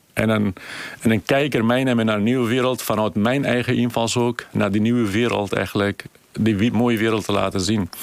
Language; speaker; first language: Dutch; non-native, fluent; Kurdish